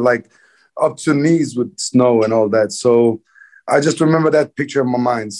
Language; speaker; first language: English; non-native, fluent; Danish